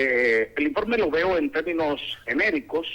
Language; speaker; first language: Spanish; native; Spanish